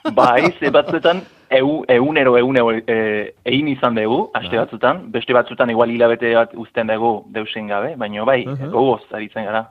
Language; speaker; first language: Basque; non-native, fluent; English